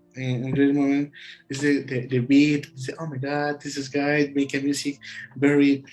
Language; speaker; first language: English; non-native, learner; Spanish